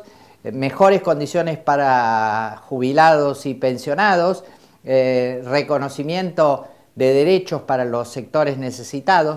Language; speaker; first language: Spanish; native; Spanish